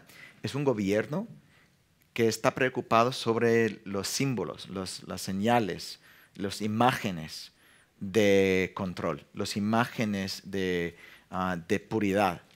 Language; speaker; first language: Spanish; non-native, fluent; English